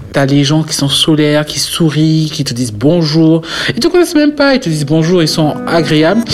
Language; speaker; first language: French; native; French